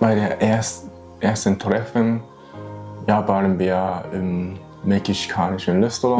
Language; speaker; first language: German; non-native, learner; Japanese